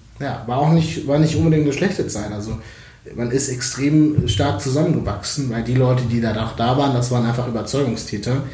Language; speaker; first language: German; native; German